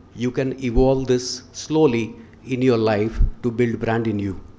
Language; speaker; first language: English; non-native, local second language; Gujarati